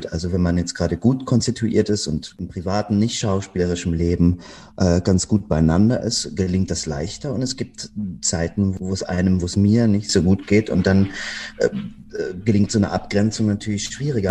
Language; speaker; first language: German; native; German